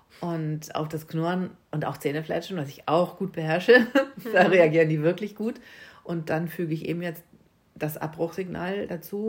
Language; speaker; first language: German; native; German